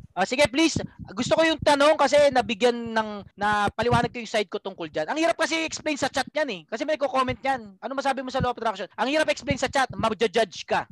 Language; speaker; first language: Filipino; native; Filipino